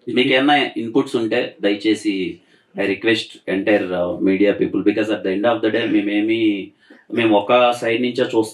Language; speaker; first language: Telugu; native; Telugu